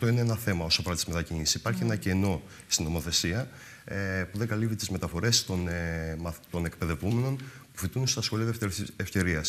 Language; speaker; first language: Greek; native; Greek